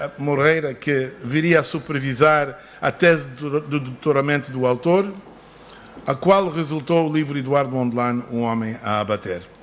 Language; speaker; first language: Portuguese; non-native, fluent; English